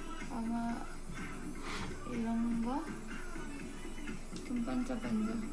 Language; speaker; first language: Korean; non-native, fluent; Chinese